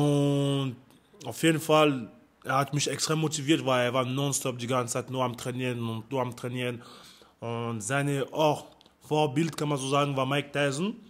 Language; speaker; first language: German; non-native, learner; French